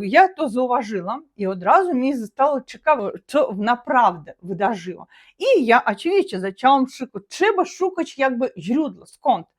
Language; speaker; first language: Polish; non-native, learner; Russian